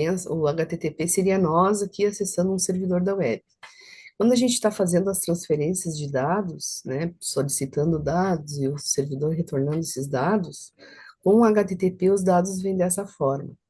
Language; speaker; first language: Portuguese; native; Portuguese